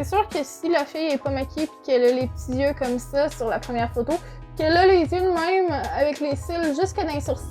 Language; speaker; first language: French; native; French